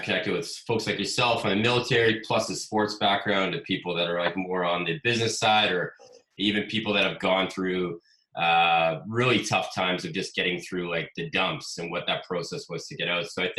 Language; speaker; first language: English; native; English